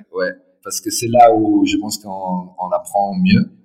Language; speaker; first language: French; non-native, fluent; Spanish